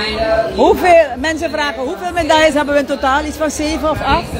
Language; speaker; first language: Dutch; native; Dutch